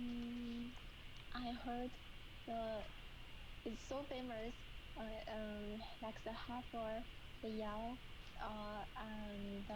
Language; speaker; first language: English; non-native, learner; Chinese